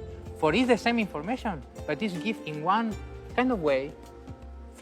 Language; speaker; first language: English; non-native, learner; Spanish